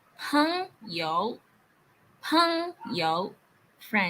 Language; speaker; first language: Chinese; non-native, learner; Filipino